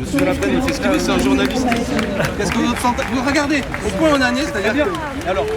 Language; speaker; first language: French; native; French